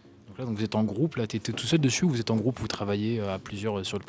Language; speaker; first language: French; native; French